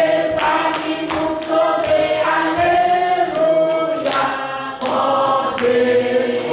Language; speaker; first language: French; non-native, local second language; Haitian Creole